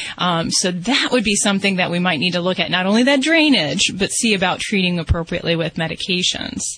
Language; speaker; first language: English; native; English